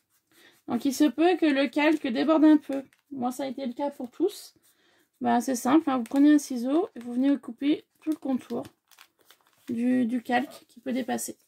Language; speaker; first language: French; native; French